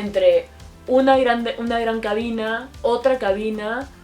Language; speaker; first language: Spanish; native; Spanish